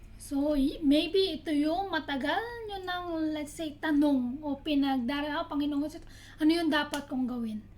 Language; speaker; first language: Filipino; native; Filipino